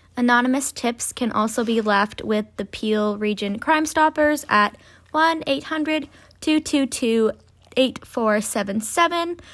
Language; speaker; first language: English; native; English